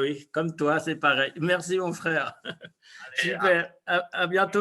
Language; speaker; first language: French; native; French